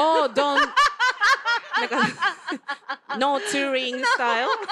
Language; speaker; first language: English; non-native, learner; Japanese